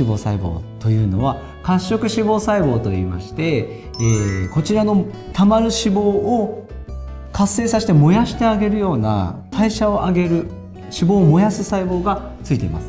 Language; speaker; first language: Japanese; native; Japanese